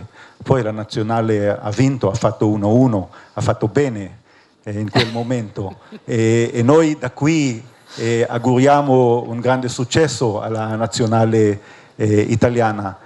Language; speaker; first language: Italian; non-native, fluent; Hebrew